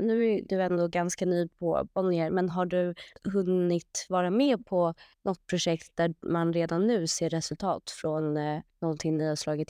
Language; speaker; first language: Swedish; native; Swedish